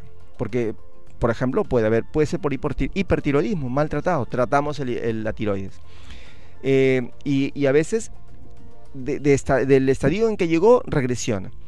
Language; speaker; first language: Spanish; native; Spanish